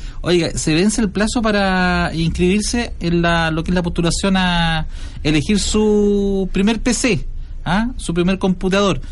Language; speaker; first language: Spanish; native; Spanish